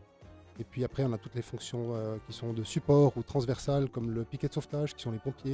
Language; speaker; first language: French; native; French